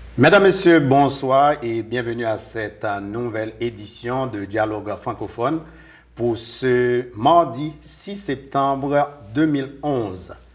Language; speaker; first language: French; non-native, local second language; Haitian Creole